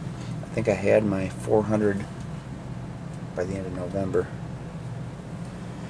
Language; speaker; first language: English; native; English